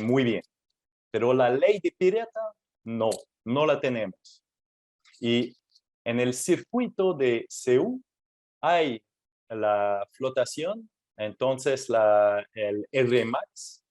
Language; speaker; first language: Spanish; non-native, fluent; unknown